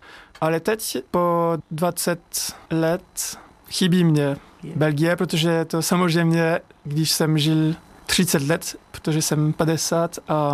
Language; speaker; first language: Czech; non-native, learner; French